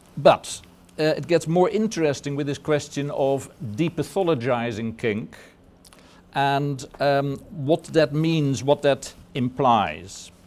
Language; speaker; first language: English; non-native, fluent; Dutch